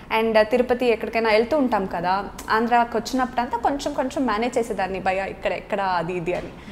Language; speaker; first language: Telugu; non-native, local second language; Kannada